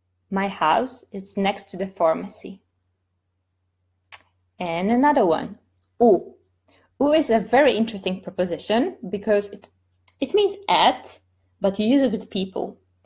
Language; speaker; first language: English; non-native, fluent; Polish